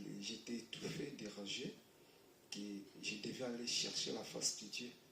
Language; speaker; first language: French; non-native, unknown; Portuguese